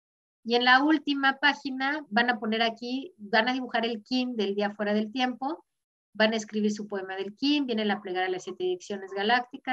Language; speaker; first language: Spanish; native; Spanish